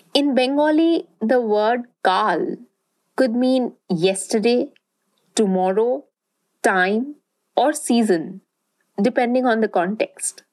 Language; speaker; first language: English; non-native, local second language; Bangla